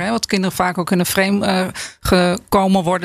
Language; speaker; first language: Dutch; native; Dutch